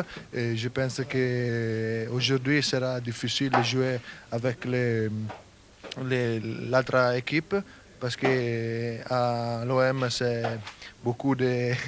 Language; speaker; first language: French; non-native, learner; Italian